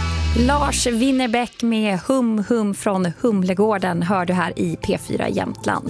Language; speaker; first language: Swedish; native; Swedish